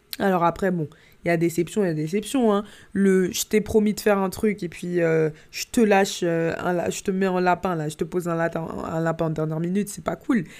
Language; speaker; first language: French; native; French